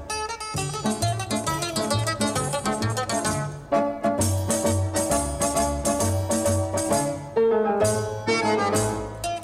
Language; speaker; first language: English; non-native, fluent; Italian